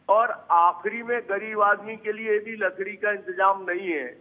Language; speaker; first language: Hindi; native; Hindi